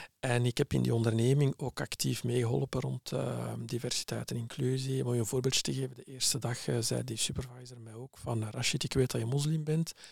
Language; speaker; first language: Dutch; early bilingual, other home language; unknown